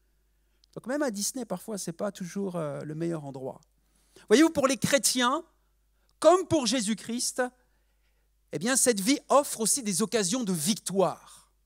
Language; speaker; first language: French; native; French